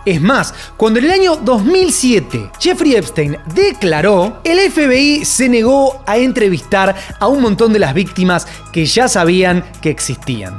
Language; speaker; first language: Spanish; native; Spanish